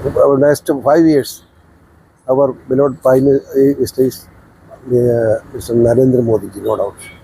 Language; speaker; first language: English; non-native, local second language; Malayalam